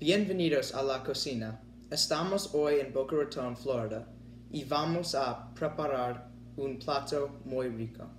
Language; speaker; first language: Spanish; non-native, learner; English